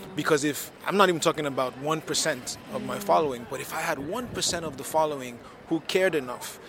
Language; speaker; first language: English; non-native, local second language; Yoruba